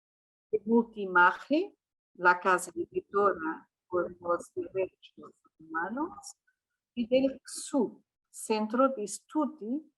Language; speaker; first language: Spanish; non-native, fluent; Italian